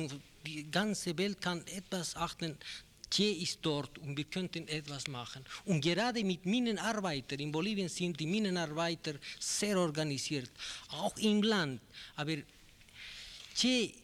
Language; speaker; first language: German; non-native, learner; Spanish